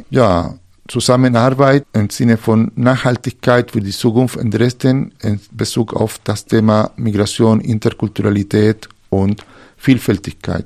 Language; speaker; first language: German; non-native, fluent; Spanish